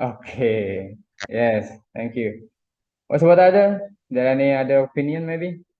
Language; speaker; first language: English; non-native, fluent; Indonesian